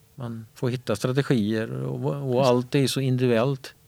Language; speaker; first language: Swedish; native; Swedish